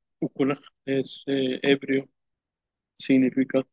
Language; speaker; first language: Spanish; non-native, local second language; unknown